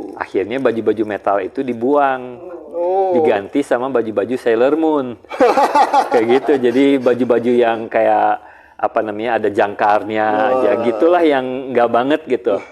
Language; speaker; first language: Indonesian; early bilingual, heritage; Indonesian